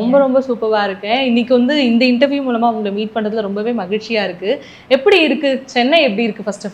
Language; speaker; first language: Tamil; native; Tamil